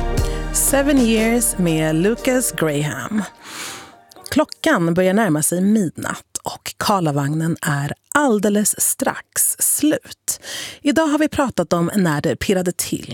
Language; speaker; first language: Swedish; native; Swedish